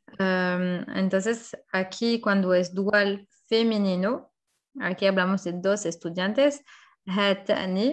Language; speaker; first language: Spanish; non-native, fluent; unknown